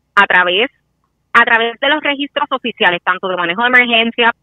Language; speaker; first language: Spanish; native; Spanish